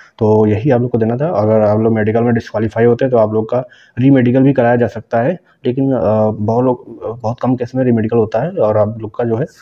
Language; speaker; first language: Hindi; native; Hindi